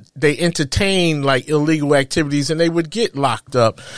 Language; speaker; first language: English; native; English